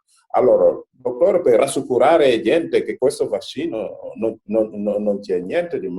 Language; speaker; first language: Italian; non-native, fluent; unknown